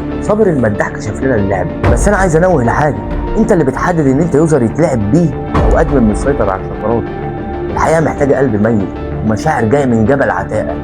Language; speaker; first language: Arabic; native; Arabic